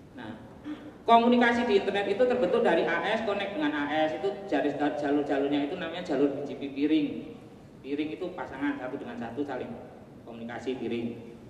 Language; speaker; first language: Indonesian; non-native, local second language; Javanese